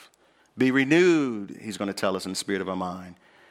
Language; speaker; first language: English; native; English